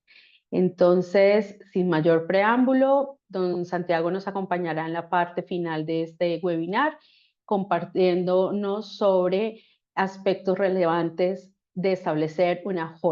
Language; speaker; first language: Spanish; native; Spanish